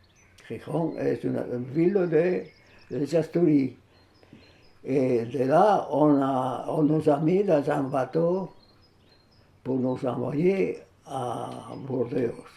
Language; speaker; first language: French; non-native, fluent; Spanish